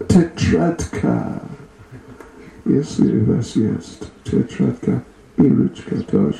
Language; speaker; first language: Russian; non-native, learner; English